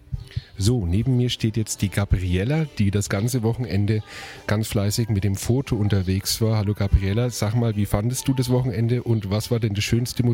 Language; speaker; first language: German; native; German